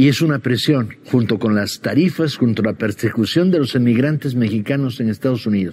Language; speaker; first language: Spanish; native; Spanish